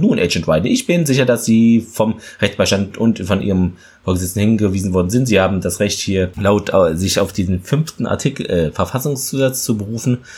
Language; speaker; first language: German; native; German